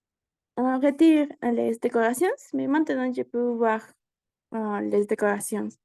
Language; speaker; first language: French; non-native, learner; Spanish